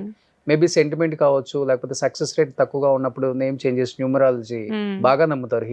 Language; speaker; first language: Telugu; native; Telugu